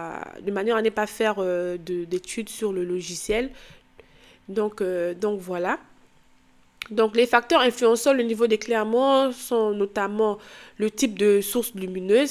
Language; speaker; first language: French; native; French